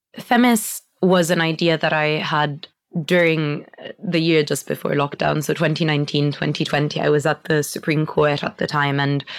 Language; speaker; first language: English; non-native, fluent; Italian